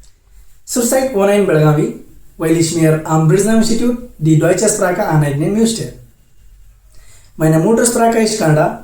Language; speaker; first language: German; non-native, learner; Kannada